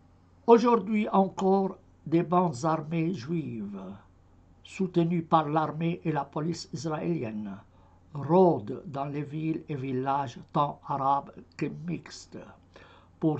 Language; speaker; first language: French; non-native, fluent; Arabic